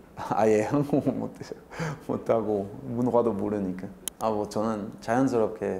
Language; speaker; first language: Korean; non-native, fluent; French